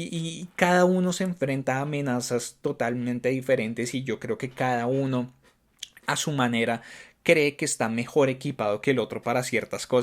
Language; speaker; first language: Spanish; native; Spanish